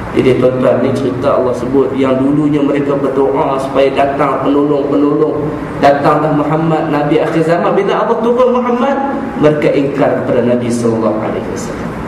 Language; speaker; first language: Malay; native; Malay